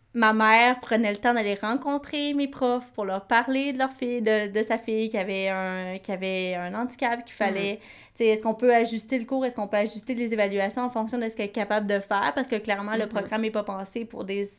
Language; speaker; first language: French; native; French